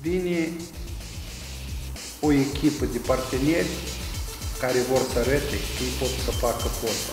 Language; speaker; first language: Romanian; native; Romanian